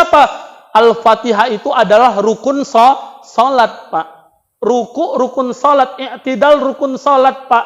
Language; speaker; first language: Indonesian; native; Indonesian